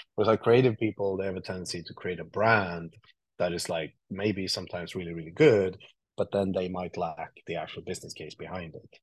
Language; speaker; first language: English; non-native, fluent; Swedish